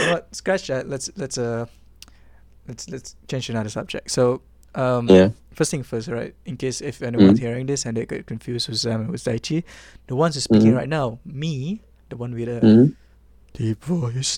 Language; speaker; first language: English; non-native, local second language; Malay